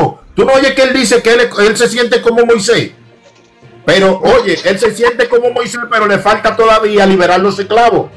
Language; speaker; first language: Spanish; native; Spanish